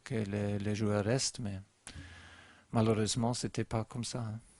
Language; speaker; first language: French; non-native, learner; German